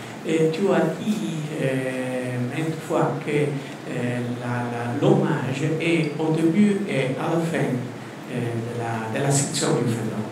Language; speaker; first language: French; non-native, fluent; Italian